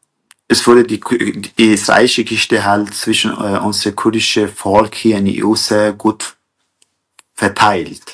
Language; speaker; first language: German; non-native, fluent; Kurdish